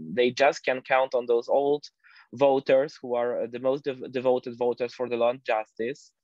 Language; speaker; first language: English; non-native, fluent; Polish